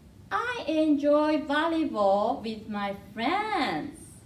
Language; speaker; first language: English; non-native, fluent; Japanese